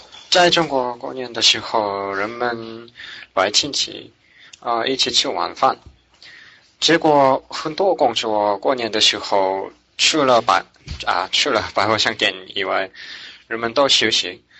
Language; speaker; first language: Chinese; non-native, learner; English